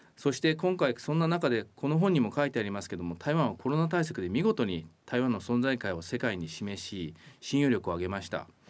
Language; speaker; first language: Japanese; native; Japanese